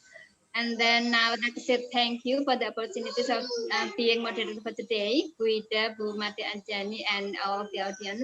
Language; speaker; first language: English; non-native, fluent; Indonesian